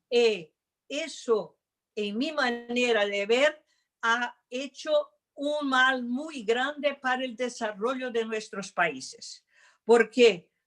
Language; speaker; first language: Spanish; non-native, fluent; Portuguese